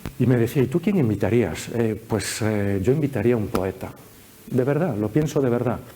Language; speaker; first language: Spanish; early bilingual, heritage; Spanish